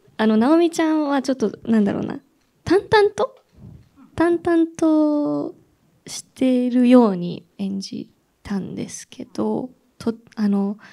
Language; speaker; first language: Japanese; native; Japanese